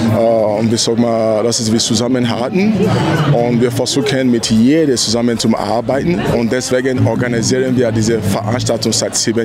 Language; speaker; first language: German; non-native, learner; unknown